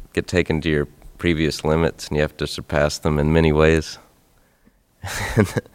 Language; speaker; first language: English; native; English